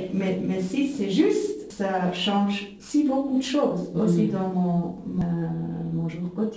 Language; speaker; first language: French; non-native, local second language; German